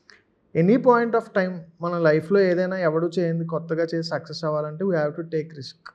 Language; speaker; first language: Telugu; native; Telugu